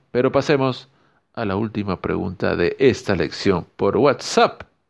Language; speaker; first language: Spanish; native; Spanish